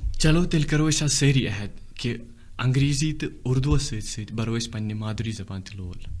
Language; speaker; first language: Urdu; non-native, local second language; Kashmiri